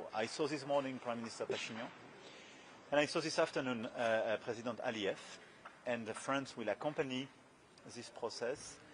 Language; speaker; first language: English; non-native, fluent; French